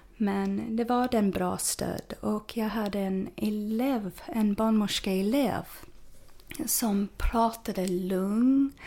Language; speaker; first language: Swedish; non-native, fluent; English